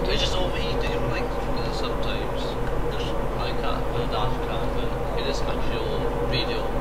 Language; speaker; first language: English; native; English